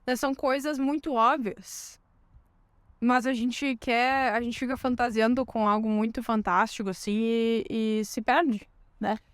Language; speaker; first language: Portuguese; native; Portuguese